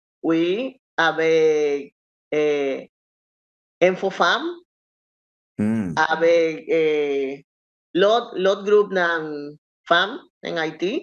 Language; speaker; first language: Haitian Creole; non-native, learner; Spanish